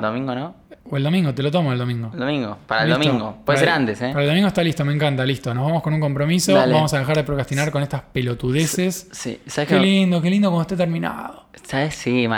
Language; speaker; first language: Spanish; native; Spanish